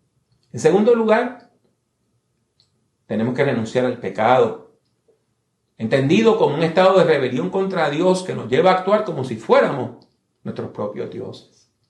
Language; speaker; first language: Spanish; native; Spanish